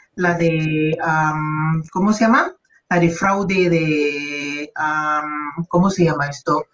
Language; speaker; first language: Spanish; non-native, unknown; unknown